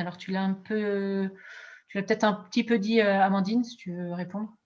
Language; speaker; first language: French; native; French